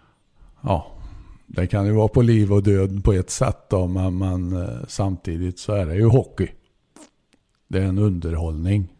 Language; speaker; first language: Swedish; native; Swedish